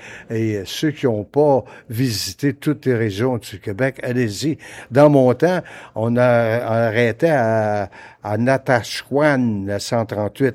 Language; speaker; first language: French; native; French